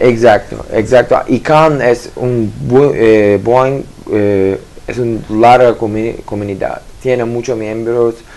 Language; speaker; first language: Spanish; non-native, learner; Turkish